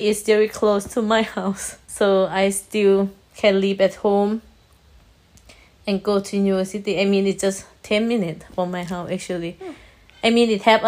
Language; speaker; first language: English; non-native, learner; Thai